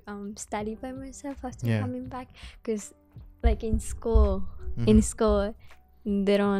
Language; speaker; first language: English; non-native, fluent; Japanese